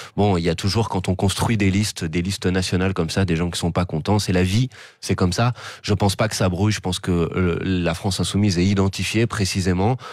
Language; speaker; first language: French; native; French